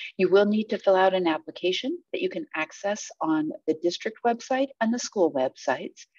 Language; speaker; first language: English; native; English